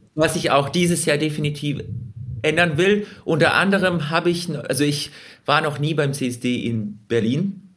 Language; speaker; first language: German; early bilingual, other home language; Russian